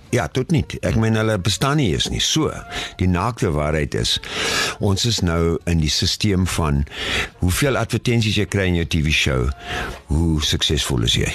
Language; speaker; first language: Afrikaans; non-native, local second language; English